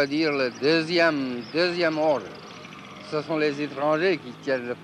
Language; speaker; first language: French; non-native, fluent; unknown